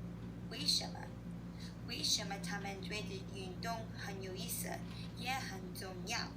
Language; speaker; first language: Chinese; non-native, learner; English